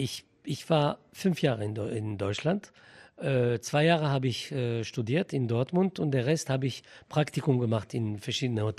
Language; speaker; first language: German; non-native, fluent; Arabic